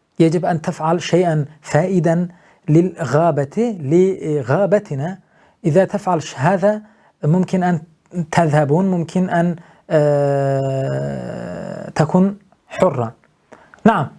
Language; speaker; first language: Arabic; non-native, fluent; Turkish